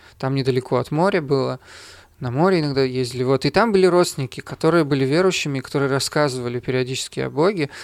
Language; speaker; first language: Russian; native; Russian